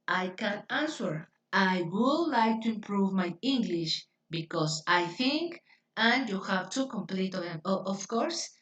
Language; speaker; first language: English; non-native, fluent; Spanish